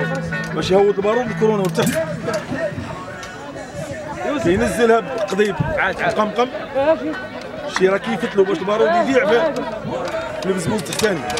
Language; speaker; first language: Arabic; native; Arabic